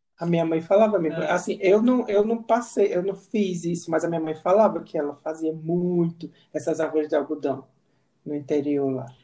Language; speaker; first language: Portuguese; native; Portuguese